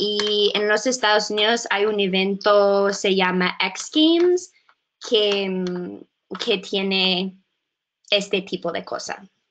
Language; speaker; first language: Spanish; non-native, learner; English